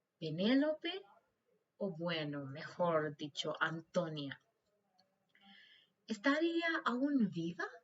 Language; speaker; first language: Spanish; non-native, learner; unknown